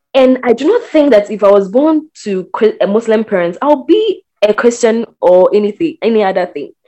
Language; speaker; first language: English; non-native, local second language; Akan